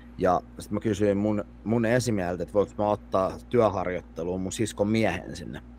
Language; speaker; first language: Finnish; native; Finnish